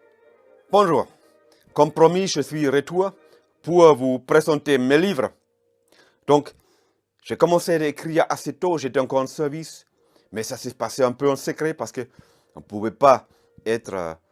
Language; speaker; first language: French; non-native, fluent; German